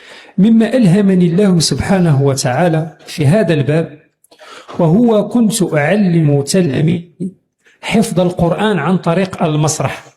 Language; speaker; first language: Arabic; native; Arabic